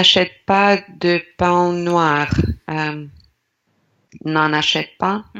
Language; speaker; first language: French; non-native, learner; Russian